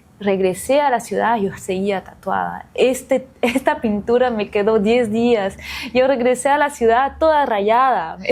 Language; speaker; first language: Spanish; non-native, fluent; French